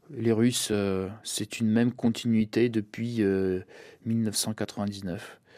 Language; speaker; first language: French; early bilingual, other home language; Russian